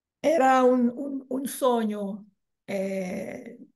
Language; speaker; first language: Italian; non-native, learner; French